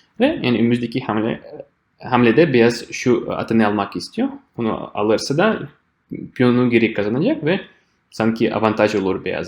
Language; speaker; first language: Turkish; non-native, fluent; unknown